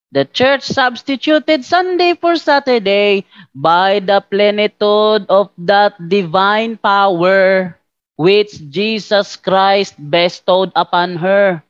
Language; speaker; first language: English; non-native, local second language; Filipino